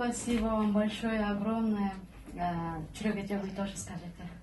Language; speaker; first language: Russian; non-native, local second language; Kyrgyz